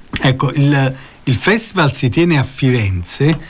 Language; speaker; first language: Italian; native; Italian